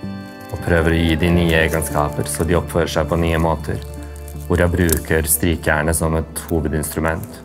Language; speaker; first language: Norwegian; early bilingual, other home language; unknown